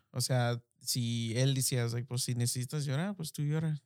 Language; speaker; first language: Spanish; early bilingual, heritage; Spanish